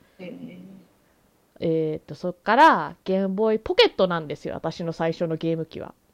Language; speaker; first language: Japanese; native; Japanese